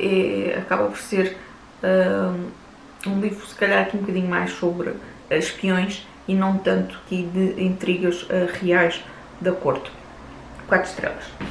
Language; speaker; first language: Portuguese; native; Portuguese